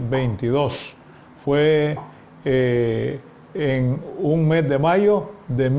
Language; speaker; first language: Spanish; native; Spanish